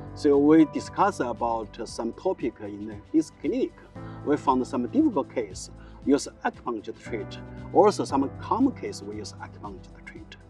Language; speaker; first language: English; non-native, learner; Chinese